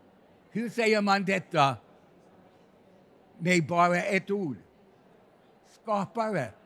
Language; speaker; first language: Swedish; non-native, fluent; English